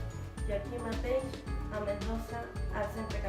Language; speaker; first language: Catalan; non-native, learner; Spanish